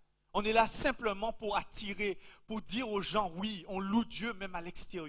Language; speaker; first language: French; native; French